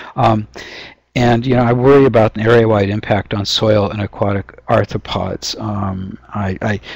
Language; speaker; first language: English; native; English